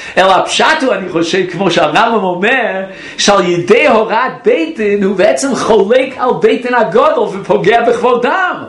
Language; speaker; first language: Hebrew; non-native, fluent; English